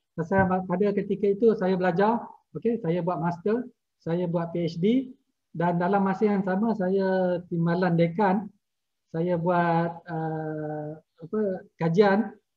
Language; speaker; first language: Malay; native; Malay